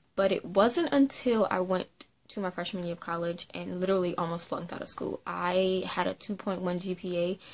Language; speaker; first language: English; native; English